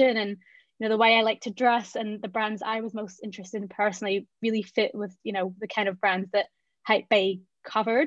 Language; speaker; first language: English; native; English